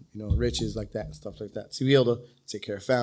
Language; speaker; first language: English; native; English